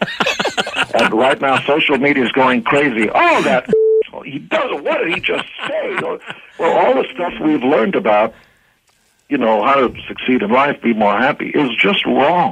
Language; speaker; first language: English; non-native, fluent; Hebrew